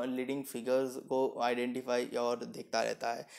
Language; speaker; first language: Hindi; non-native, local second language; Gujarati